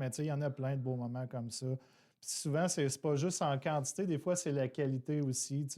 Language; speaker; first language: French; native; French